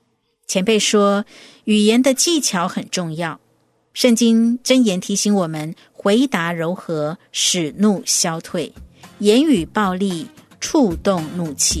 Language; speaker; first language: Chinese; native; Chinese